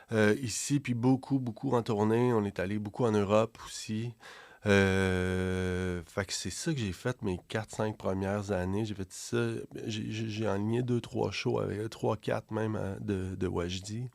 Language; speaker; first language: French; native; French